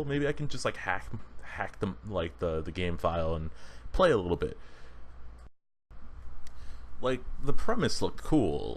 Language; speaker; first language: English; native; English